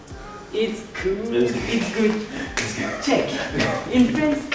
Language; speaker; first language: English; non-native, learner; French